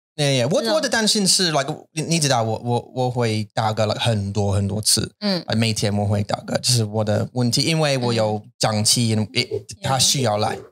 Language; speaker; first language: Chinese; non-native, learner; English